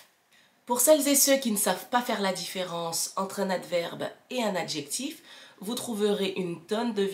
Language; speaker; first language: French; native; French